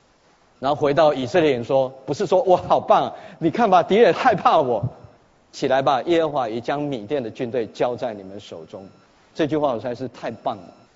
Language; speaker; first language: Chinese; native; Chinese